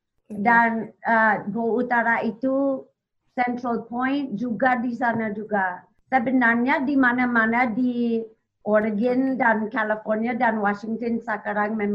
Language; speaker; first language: Indonesian; non-native, learner; English